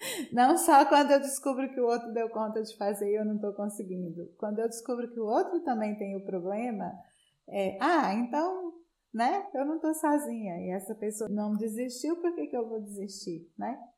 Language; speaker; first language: Portuguese; native; Portuguese